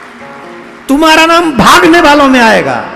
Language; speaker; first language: Hindi; native; Hindi